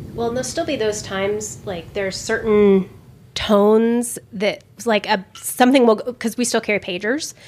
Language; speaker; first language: English; native; English